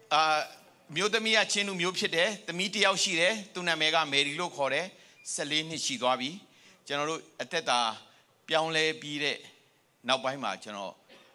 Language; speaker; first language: Burmese; native; Burmese